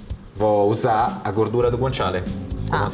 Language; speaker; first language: Portuguese; non-native, fluent; Italian